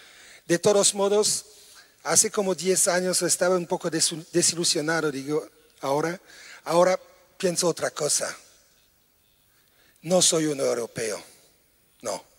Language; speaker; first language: Spanish; non-native, fluent; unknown